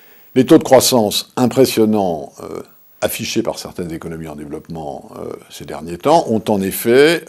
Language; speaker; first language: French; native; French